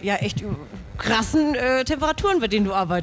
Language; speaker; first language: German; native; German